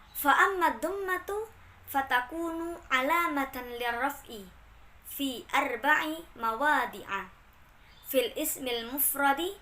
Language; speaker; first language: Arabic; non-native, learner; Indonesian